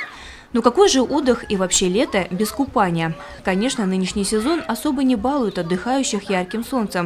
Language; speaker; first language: Russian; native; Russian